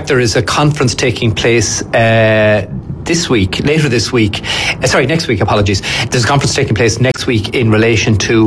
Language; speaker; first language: English; native; English